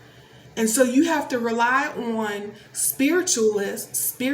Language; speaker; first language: English; native; English